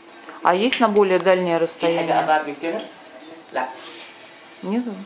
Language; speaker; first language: Russian; early bilingual, heritage; Russian